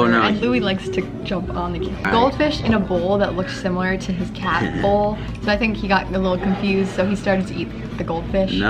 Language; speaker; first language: English; native; English